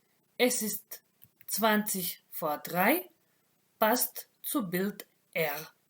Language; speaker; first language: German; non-native, fluent; Macedonian